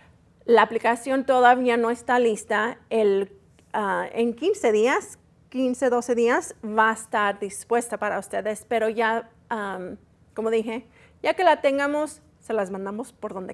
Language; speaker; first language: Spanish; early bilingual, heritage; Spanish